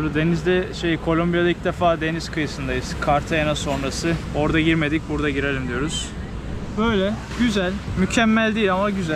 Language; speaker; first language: Turkish; native; Turkish